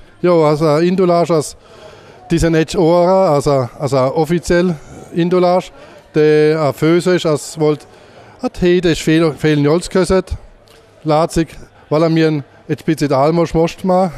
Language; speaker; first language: Hungarian; non-native, learner; German